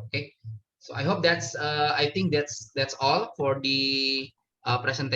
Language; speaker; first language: English; non-native, learner; Indonesian